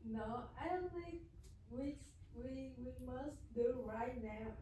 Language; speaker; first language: English; non-native, learner; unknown